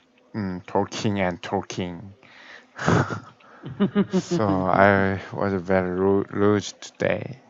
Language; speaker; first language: English; non-native, learner; Korean